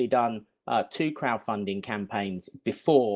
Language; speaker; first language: English; native; English